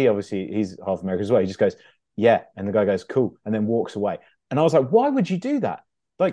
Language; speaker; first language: English; native; English